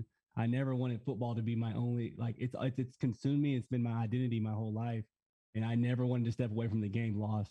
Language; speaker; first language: English; native; English